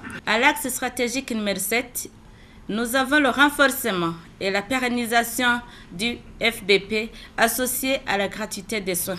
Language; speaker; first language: French; non-native, local second language; Rundi